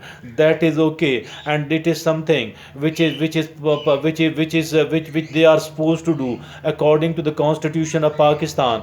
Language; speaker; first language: English; non-native, local second language; Urdu